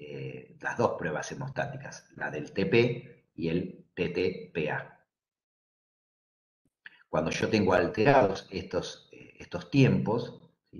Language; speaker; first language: Spanish; native; Spanish